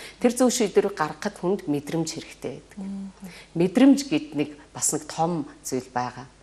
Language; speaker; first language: Mongolian; native; Mongolian